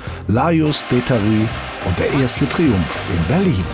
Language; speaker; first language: German; native; German